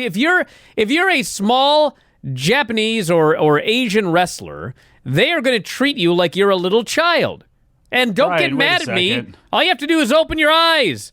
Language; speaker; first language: English; native; English